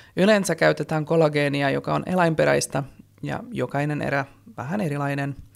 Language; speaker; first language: Finnish; non-native, fluent; Czech